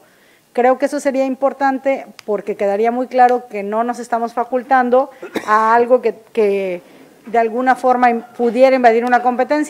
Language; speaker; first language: Spanish; native; Spanish